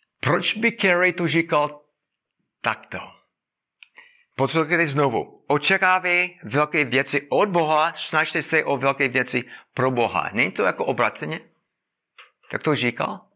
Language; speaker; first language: Czech; non-native, fluent; English